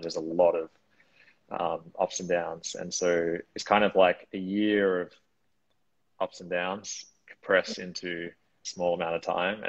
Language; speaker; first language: English; native; English